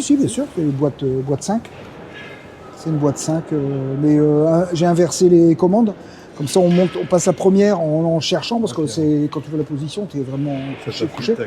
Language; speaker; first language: French; native; French